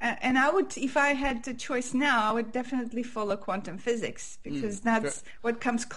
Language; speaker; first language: English; non-native, fluent; Armenian